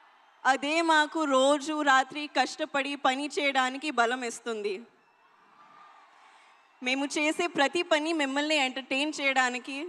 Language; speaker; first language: Telugu; non-native, learner; Hindi